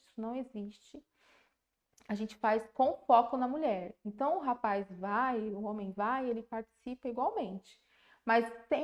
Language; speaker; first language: Portuguese; native; Portuguese